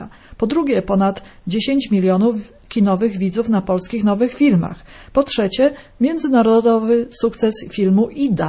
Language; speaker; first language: Polish; native; Polish